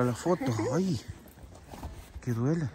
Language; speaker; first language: Spanish; native; Spanish